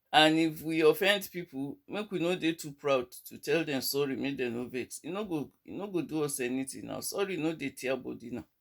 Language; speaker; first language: Nigerian Pidgin; non-native, local second language; Yoruba